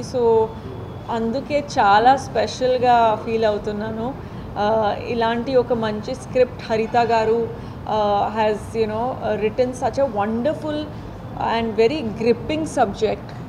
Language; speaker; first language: Telugu; non-native, fluent; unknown